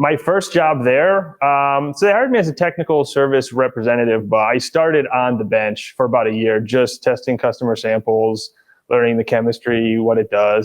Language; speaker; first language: English; native; English